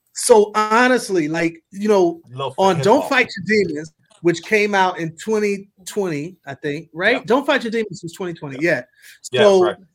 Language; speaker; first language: English; native; English